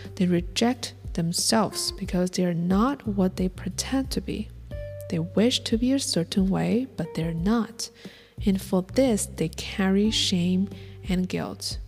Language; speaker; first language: English; non-native, fluent; Chinese